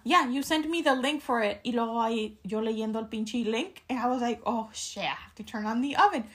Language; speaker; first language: English; early bilingual, other home language; Spanish